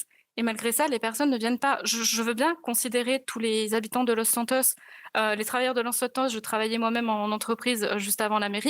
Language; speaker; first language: French; native; French